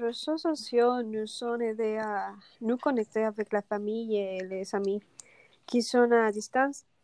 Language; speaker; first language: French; non-native, learner; Spanish